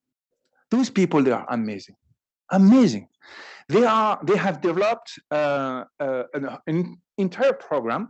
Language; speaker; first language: English; non-native, fluent; French